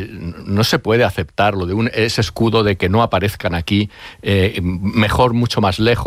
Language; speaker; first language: Spanish; native; Spanish